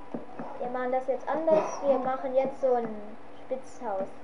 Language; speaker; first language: German; native; German